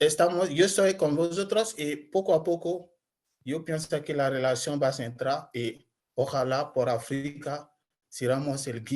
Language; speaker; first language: Spanish; non-native, learner; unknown